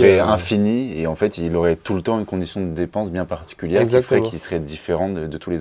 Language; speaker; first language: French; native; French